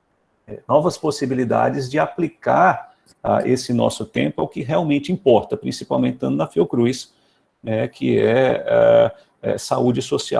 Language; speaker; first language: Portuguese; native; Portuguese